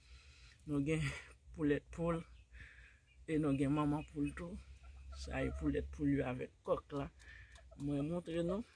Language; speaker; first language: French; non-native, learner; Haitian Creole